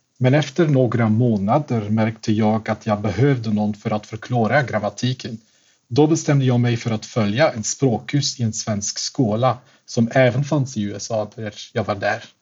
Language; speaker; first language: Swedish; non-native, fluent; Dutch